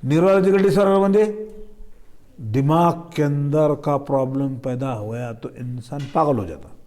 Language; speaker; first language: Hindi; non-native, local second language; Marathi